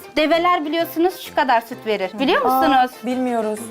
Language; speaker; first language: Turkish; non-native, fluent; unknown